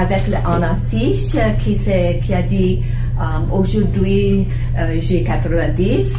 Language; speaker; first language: French; non-native, learner; English